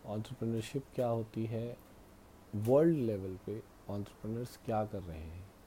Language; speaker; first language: Hindi; native; Hindi